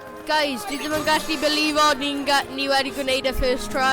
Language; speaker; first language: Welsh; non-native, local second language; English